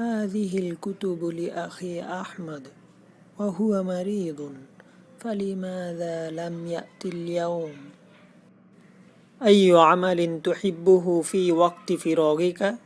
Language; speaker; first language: Arabic; non-native, fluent; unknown